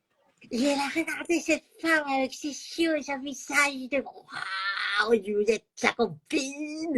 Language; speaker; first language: French; non-native, fluent; Spanish